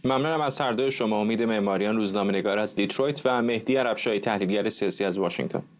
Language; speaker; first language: Persian; native; Persian